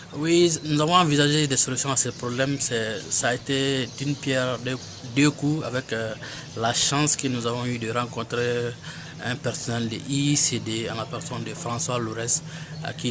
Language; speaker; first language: French; non-native, local second language; Bambara